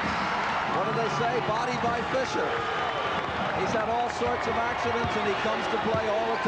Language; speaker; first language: English; native; English